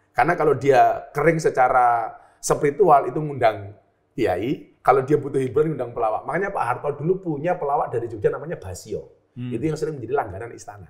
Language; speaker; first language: Indonesian; native; Indonesian